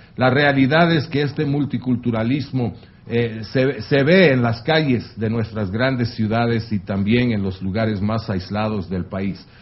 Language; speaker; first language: Spanish; non-native, fluent; French